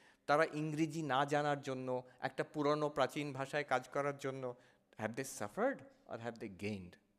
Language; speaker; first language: English; non-native, local second language; Bangla